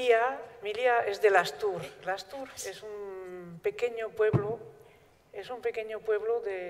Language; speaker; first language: Spanish; non-native, fluent; Basque